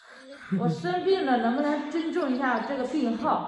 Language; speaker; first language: Chinese; native; Chinese